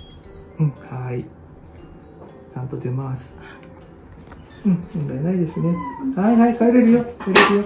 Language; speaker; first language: Japanese; native; Japanese